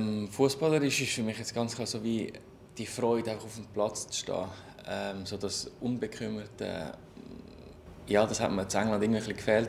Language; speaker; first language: German; native; German